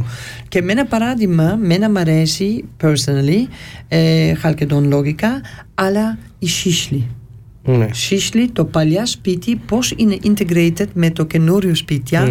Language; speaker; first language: Greek; early bilingual, heritage; Greek